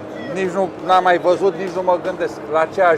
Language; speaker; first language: Romanian; native; Romanian